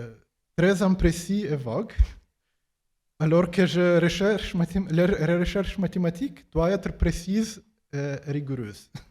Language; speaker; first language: French; non-native, fluent; Ukrainian